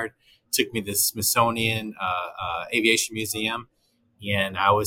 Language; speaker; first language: English; native; English